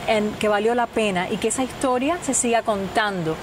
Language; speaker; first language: Spanish; early bilingual, heritage; Spanish